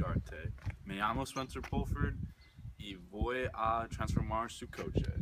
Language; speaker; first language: Spanish; non-native, learner; English